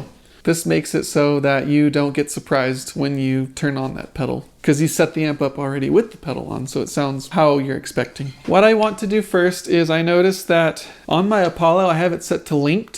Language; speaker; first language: English; native; English